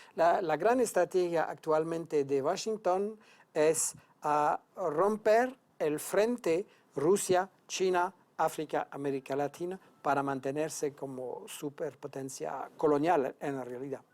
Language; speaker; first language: Spanish; non-native, fluent; French